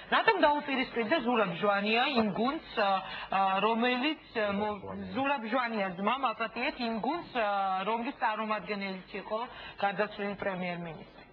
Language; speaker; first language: Georgian; native; Georgian